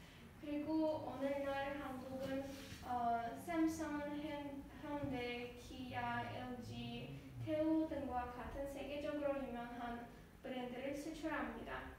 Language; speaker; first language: Korean; non-native, learner; Azerbaijani